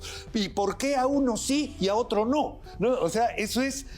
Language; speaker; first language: Spanish; native; Spanish